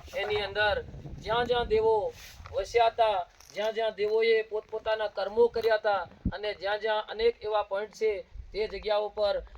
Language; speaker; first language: Gujarati; non-native, local second language; Bhili